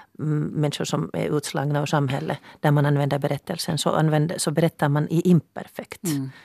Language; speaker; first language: Swedish; native; Swedish